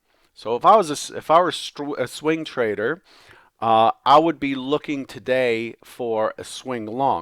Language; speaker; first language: English; native; English